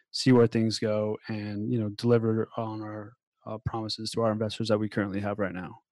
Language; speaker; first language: English; native; English